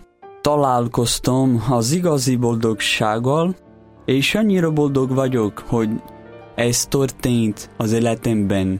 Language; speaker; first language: Hungarian; non-native, learner; Portuguese